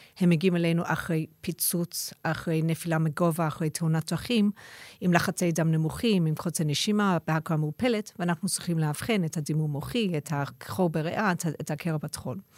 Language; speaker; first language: Hebrew; non-native, fluent; English